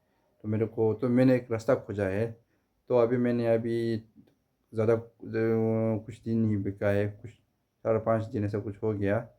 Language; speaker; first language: Hindi; non-native, fluent; Tibetan